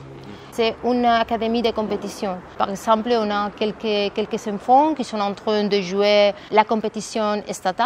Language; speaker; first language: French; non-native, fluent; Spanish